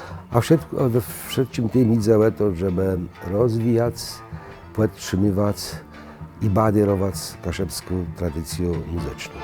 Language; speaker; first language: Polish; native; Polish